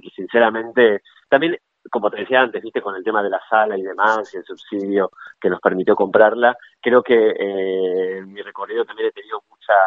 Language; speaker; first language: Spanish; native; Spanish